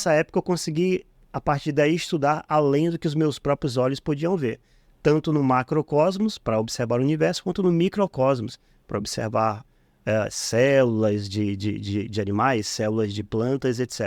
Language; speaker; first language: Portuguese; native; Portuguese